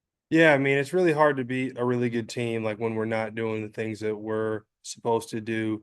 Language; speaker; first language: English; native; English